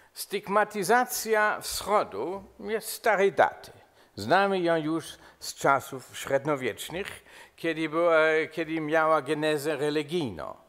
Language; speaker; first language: Polish; non-native, fluent; German